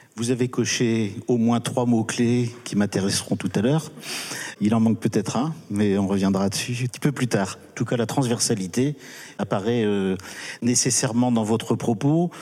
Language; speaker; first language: French; native; French